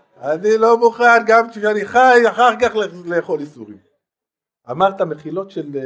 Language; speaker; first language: Hebrew; non-native, fluent; French